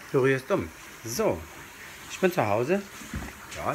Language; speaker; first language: German; early bilingual, other home language; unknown